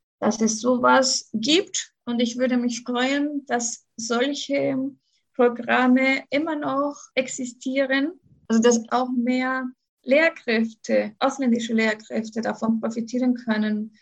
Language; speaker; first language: German; non-native, fluent; Spanish